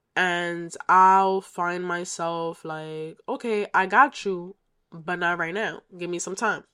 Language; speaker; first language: English; native; English